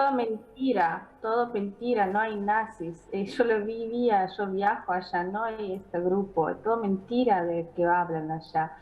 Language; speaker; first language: Spanish; non-native, fluent; Ukrainian